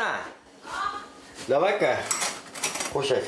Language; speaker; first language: Korean; native; Korean